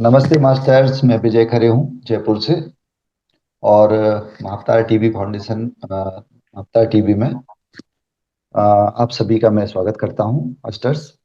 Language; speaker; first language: Hindi; native; Hindi